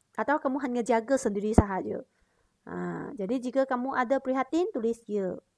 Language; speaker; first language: Malay; non-native, local second language; Chinese